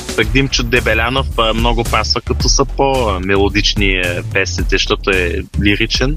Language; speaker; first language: Bulgarian; early bilingual, heritage; Bulgarian